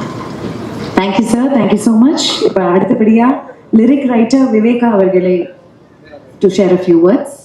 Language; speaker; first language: Tamil; native; Tamil